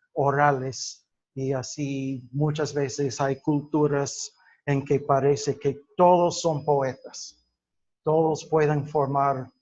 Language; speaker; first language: Spanish; non-native, fluent; English